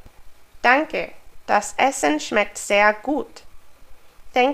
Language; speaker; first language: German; non-native, fluent; English